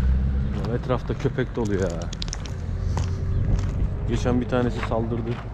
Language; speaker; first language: Turkish; native; Turkish